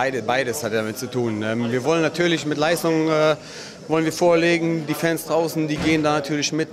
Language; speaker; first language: German; native; German